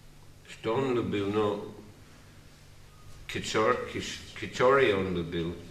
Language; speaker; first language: Russian; non-native, fluent; English